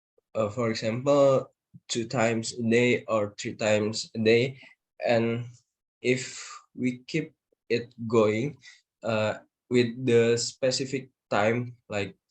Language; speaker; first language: English; non-native, learner; Indonesian